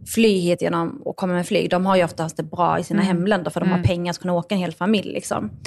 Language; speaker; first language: Swedish; early bilingual, other home language; Arabic